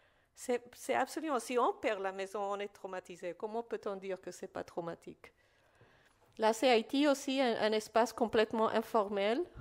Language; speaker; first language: French; non-native, fluent; Spanish